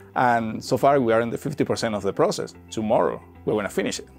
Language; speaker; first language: English; non-native, fluent; Spanish